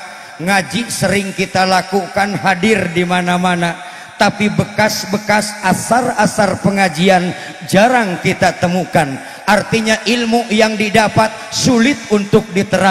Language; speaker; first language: Indonesian; non-native, local second language; Sundanese